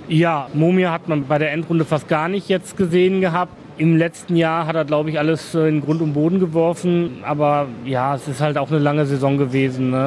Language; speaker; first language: German; native; German